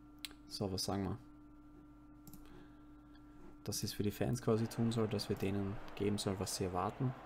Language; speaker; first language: German; native; German